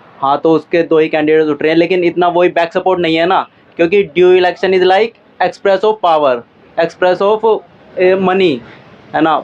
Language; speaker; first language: Hindi; native; Hindi